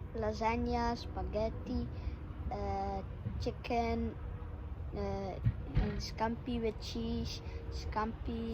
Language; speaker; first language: English; non-native, learner; Thai